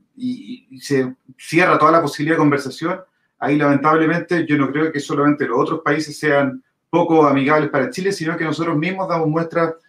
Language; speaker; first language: Spanish; native; Spanish